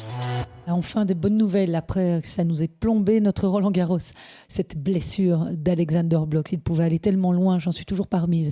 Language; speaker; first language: French; native; French